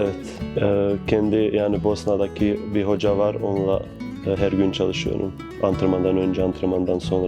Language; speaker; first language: Turkish; non-native, fluent; Bosnian